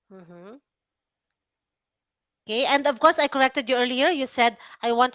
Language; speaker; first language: English; non-native, fluent; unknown